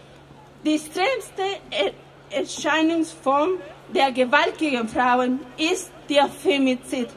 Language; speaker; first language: German; non-native, fluent; Spanish